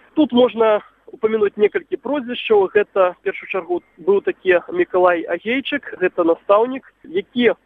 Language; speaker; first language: Belarusian; native; Belarusian